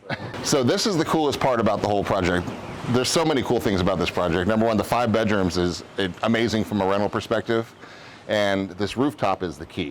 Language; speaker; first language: English; native; English